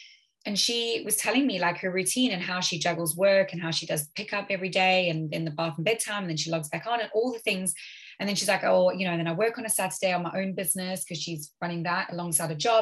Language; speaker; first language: English; native; English